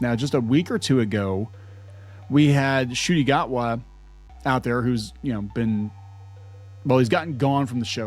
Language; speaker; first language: English; native; English